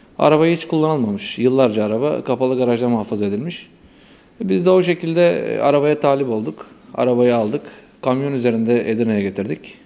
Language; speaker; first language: Turkish; native; Turkish